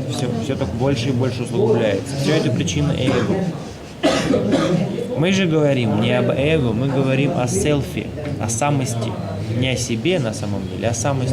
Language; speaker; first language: Russian; native; Russian